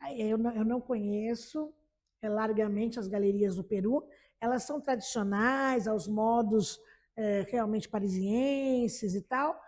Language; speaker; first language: Portuguese; native; Portuguese